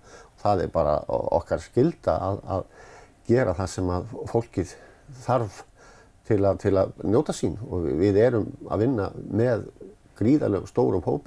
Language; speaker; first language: Icelandic; native; Icelandic